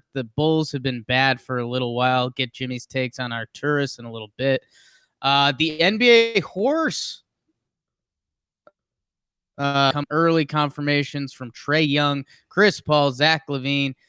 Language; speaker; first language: English; native; English